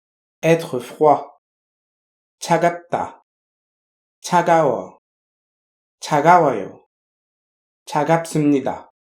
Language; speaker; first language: Korean; non-native, fluent; French